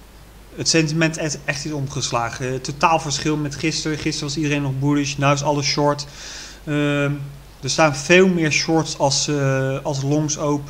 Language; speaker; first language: Dutch; native; Dutch